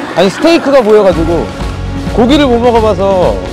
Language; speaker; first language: Korean; native; Korean